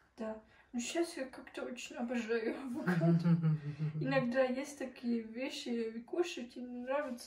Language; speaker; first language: Russian; early bilingual, heritage; Russian